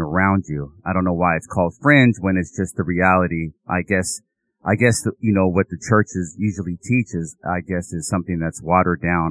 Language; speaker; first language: English; native; English